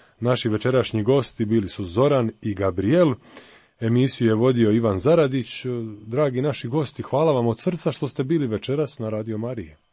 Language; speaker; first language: Croatian; native; Croatian